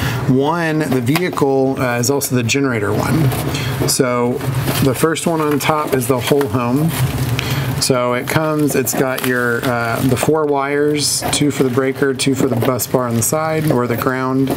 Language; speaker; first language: English; native; English